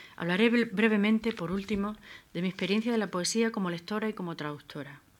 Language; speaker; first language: Spanish; native; Spanish